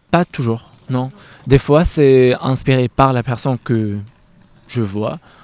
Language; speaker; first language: French; non-native, fluent; Arabic